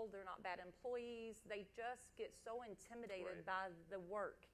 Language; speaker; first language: English; native; English